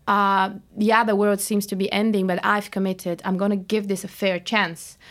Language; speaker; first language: English; non-native, fluent; Bulgarian